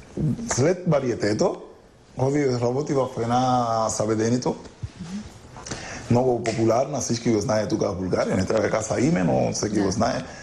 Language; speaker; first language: Bulgarian; non-native, learner; Spanish